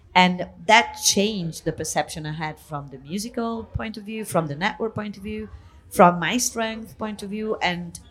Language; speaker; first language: English; non-native, fluent; Italian